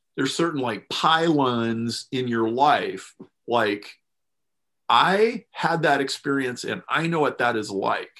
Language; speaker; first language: English; native; English